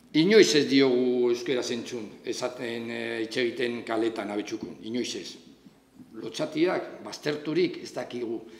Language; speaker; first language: Basque; non-native, local second language; Spanish